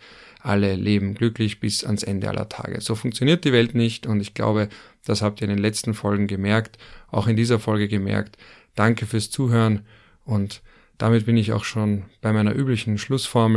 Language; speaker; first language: German; native; German